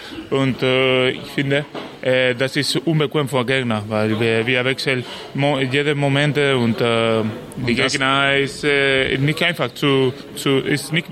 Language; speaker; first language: German; non-native, learner; Spanish